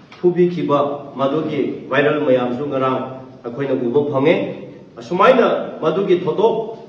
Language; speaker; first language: Manipuri; non-native, local second language; Tangkhul Naga (India)